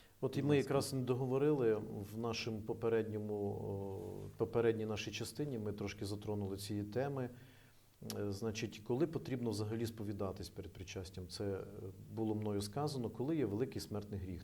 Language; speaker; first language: Ukrainian; native; Ukrainian